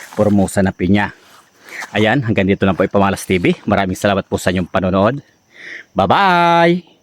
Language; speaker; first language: Filipino; non-native, local second language; Bikol